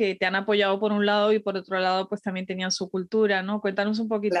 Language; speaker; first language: Spanish; native; Spanish